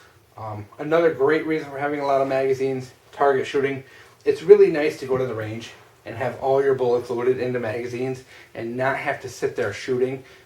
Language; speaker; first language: English; native; English